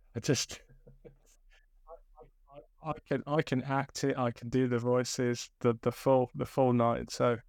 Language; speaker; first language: English; native; English